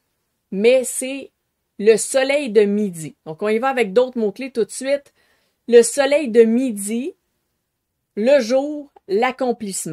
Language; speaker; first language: French; native; French